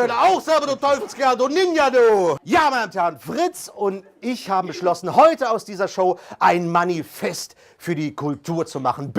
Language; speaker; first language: German; native; German